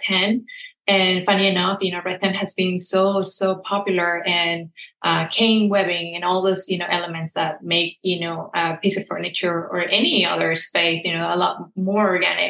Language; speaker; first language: English; non-native, fluent; Spanish